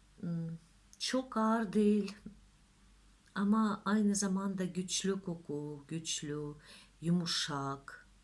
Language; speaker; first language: Turkish; non-native, learner; Russian